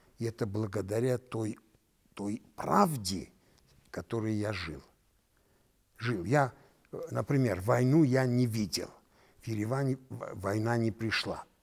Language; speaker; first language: Russian; non-native, local second language; Armenian